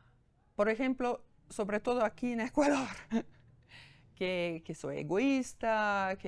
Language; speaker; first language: Spanish; non-native, fluent; German